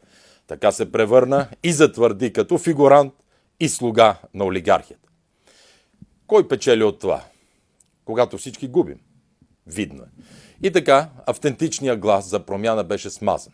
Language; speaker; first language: Bulgarian; native; Bulgarian